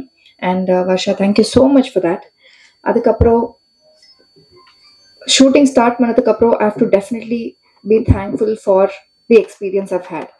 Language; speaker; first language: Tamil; non-native, learner; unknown